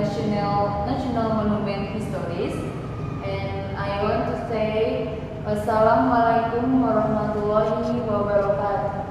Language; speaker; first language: English; non-native, learner; Indonesian